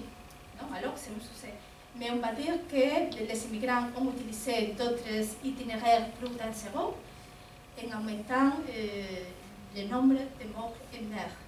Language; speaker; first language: French; non-native, fluent; Spanish